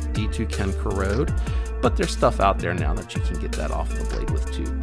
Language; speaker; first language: English; native; English